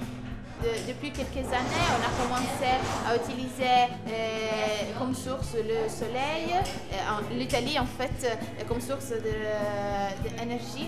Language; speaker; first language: French; non-native, learner; Italian